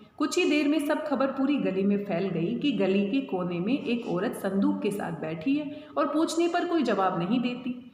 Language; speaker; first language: Hindi; native; Hindi